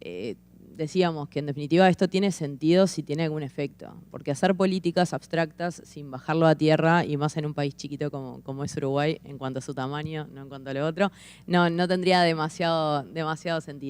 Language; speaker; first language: Spanish; native; Spanish